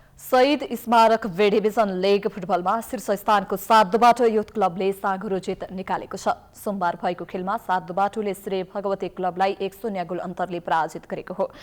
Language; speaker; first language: Nepali; native; Nepali